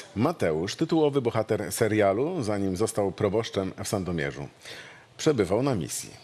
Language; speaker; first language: Polish; native; Polish